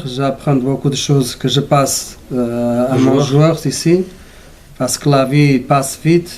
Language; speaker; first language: French; non-native, learner; Portuguese